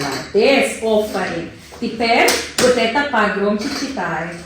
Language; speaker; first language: Russian; non-native, learner; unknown